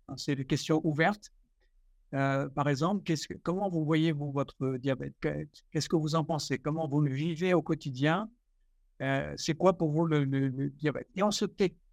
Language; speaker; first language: French; native; French